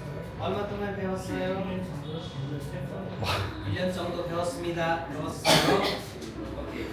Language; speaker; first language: Korean; non-native, learner; Nepali